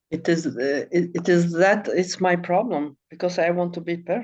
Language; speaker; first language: English; non-native, learner; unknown